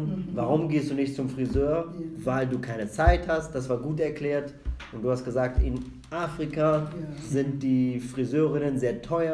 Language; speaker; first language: German; non-native, fluent; Arabic